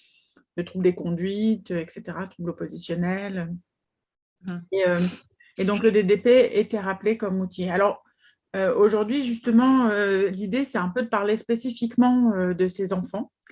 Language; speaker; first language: French; native; French